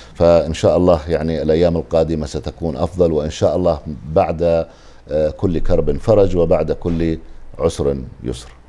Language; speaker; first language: Arabic; native; Arabic